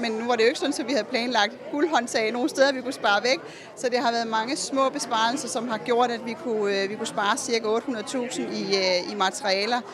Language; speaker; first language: Danish; native; Danish